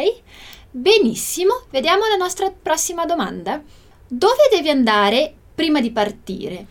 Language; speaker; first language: Italian; non-native, fluent; Portuguese